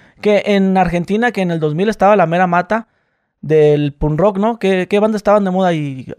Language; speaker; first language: Spanish; native; Spanish